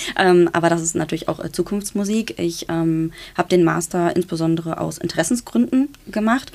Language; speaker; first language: German; early bilingual, other home language; Italian